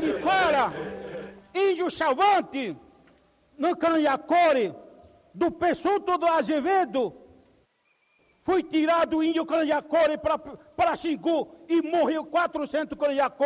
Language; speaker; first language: Portuguese; non-native, local second language; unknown